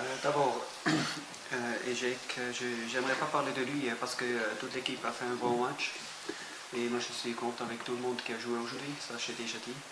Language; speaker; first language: French; non-native, fluent; German